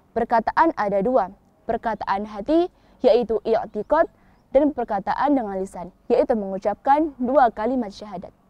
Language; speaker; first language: Indonesian; native; Indonesian